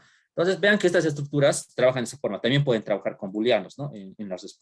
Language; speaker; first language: Spanish; native; Spanish